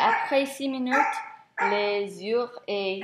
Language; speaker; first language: French; non-native, learner; English